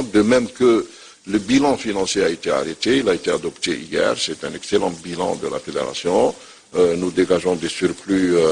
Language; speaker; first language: French; non-native, local second language; Arabic